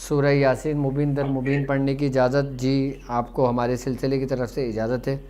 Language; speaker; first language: Urdu; native; Urdu